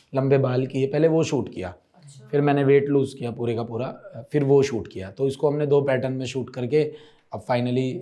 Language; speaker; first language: Hindi; native; Hindi